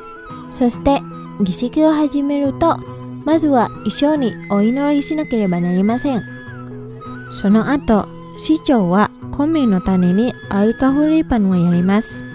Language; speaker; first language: Japanese; non-native, fluent; Indonesian